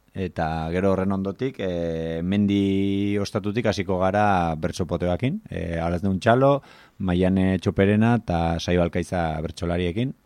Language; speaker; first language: Basque; native; Basque